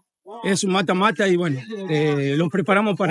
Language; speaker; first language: Spanish; native; Spanish